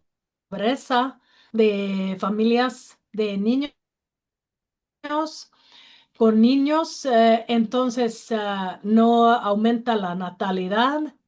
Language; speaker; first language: Spanish; non-native, learner; Finnish